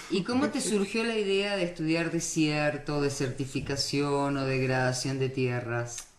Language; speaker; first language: Spanish; native; Spanish